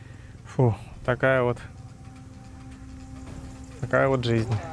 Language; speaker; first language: Russian; native; Russian